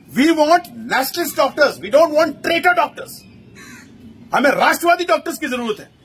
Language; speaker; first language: Hindi; native; Hindi